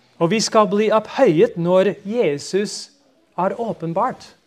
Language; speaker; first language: Norwegian; non-native, fluent; English